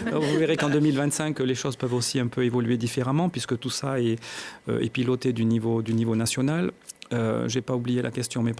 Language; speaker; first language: French; native; French